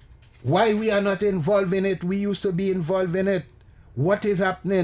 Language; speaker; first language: English; native; English